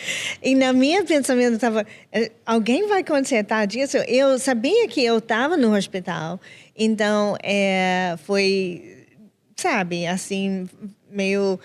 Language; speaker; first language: Portuguese; non-native, fluent; English